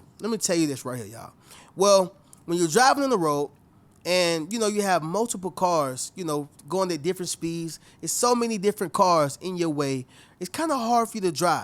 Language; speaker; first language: English; native; English